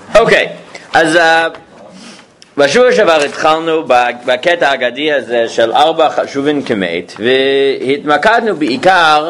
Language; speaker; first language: Hebrew; non-native, fluent; English